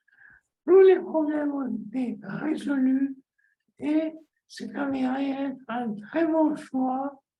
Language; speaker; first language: French; non-native, fluent; Greek